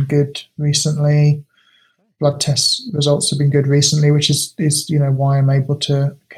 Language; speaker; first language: English; native; English